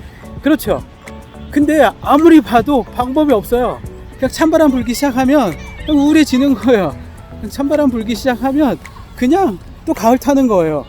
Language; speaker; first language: Korean; native; Korean